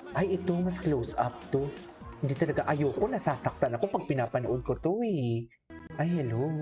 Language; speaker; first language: Filipino; non-native, local second language; Hiligaynon